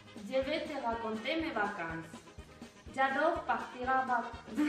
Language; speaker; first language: French; non-native, learner; Spanish